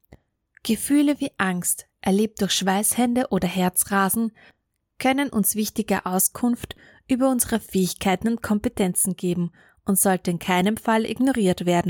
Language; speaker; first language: German; native; German